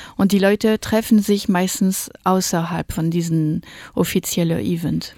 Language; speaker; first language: German; non-native, fluent; French